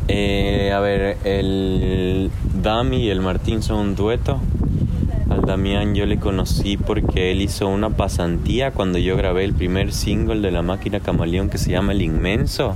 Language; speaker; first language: Spanish; native; Spanish